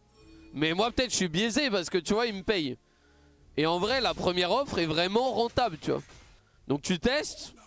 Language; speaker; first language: French; native; French